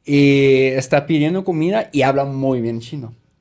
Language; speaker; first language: Spanish; native; Spanish